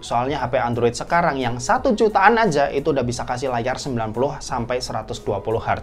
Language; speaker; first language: Indonesian; native; Indonesian